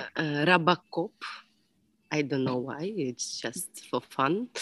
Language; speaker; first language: English; non-native, learner; Ukrainian